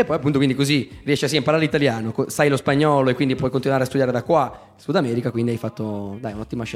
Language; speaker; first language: Italian; native; Italian